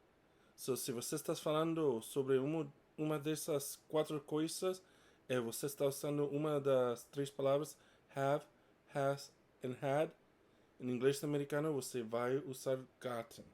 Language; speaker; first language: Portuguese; non-native, fluent; English